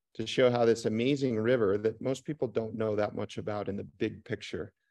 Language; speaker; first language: English; native; English